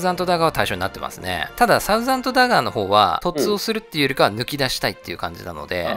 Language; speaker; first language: Japanese; native; Japanese